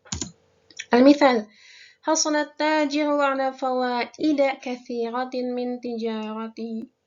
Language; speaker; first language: Arabic; non-native, fluent; Indonesian